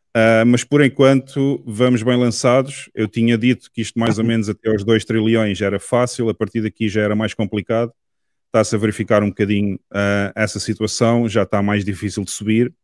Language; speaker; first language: Portuguese; native; Portuguese